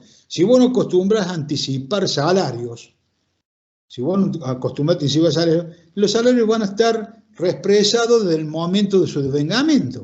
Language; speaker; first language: Spanish; native; Spanish